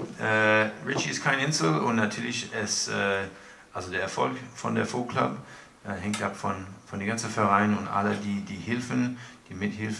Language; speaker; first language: German; non-native, fluent; English